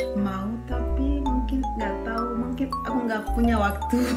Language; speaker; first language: Indonesian; non-native, learner; Kinyarwanda